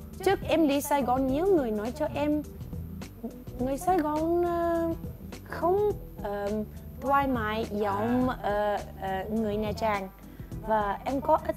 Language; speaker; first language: Vietnamese; non-native, learner; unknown